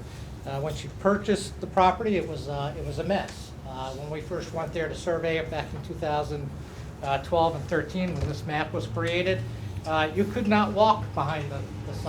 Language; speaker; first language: English; native; English